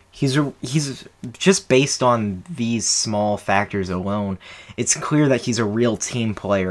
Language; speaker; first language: English; native; English